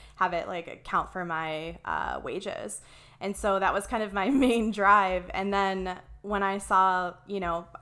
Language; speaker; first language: English; native; English